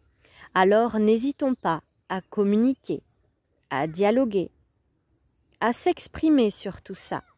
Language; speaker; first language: French; native; French